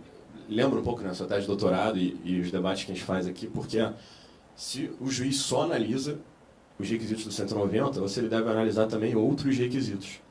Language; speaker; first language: Portuguese; native; Portuguese